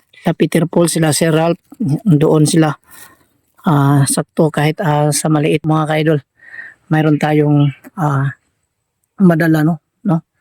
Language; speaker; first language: Filipino; non-native, local second language; Cebuano